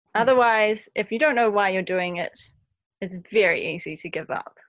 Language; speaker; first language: English; native; English